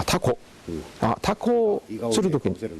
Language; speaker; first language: Japanese; non-native, fluent; Korean